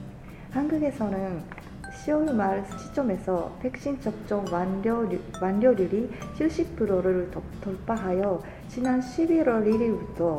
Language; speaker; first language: Korean; non-native, fluent; Japanese